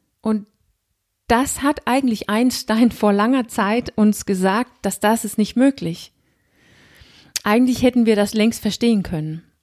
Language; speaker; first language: German; non-native, fluent; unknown